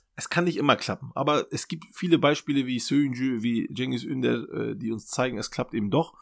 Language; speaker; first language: German; early bilingual, other home language; Turkish